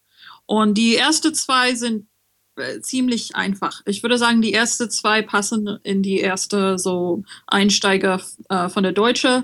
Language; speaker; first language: German; non-native, learner; French